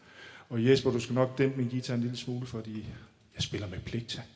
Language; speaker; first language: Danish; native; Danish